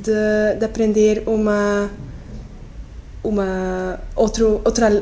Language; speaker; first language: Portuguese; non-native, learner; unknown